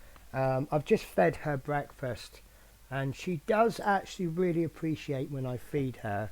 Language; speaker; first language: English; native; English